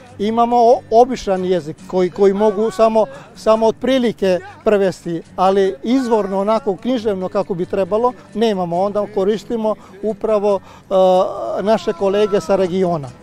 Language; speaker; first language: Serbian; non-native, local second language; Albanian